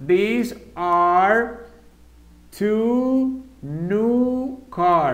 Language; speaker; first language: English; non-native, fluent; Spanish